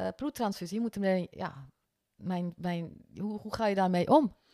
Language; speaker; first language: Dutch; non-native, fluent; French